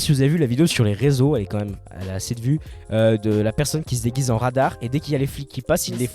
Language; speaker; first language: French; native; French